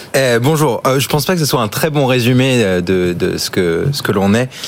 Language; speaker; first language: French; early bilingual, other home language; English